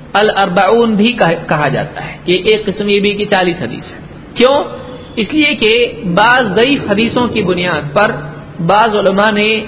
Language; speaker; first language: Urdu; native; Urdu